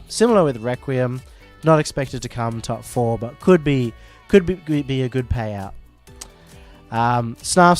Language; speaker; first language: English; native; English